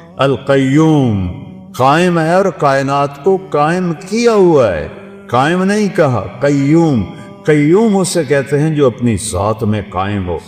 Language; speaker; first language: Urdu; non-native, local second language; Saraiki